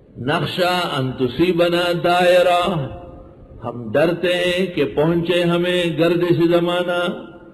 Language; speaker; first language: Urdu; non-native, local second language; Pashto